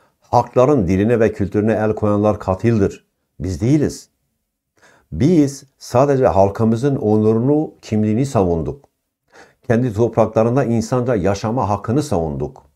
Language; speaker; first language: Turkish; non-native, local second language; Kurdish